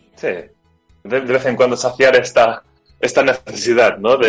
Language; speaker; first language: Spanish; native; Spanish